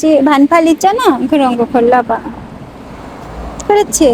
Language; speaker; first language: Korean; non-native, learner; Bangla